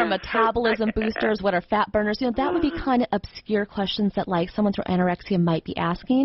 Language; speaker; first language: English; native; English